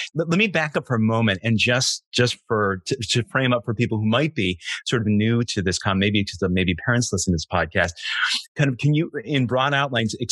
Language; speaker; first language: English; native; English